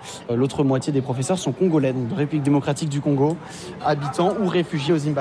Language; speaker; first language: French; native; French